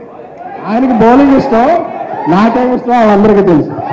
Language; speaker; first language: Telugu; native; Telugu